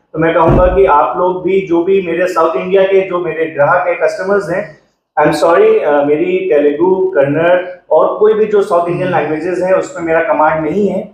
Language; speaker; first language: Hindi; native; Hindi